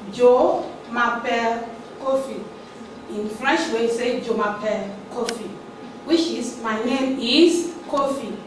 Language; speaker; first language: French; non-native, fluent; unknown